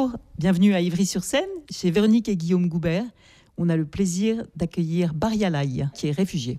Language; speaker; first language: French; native; French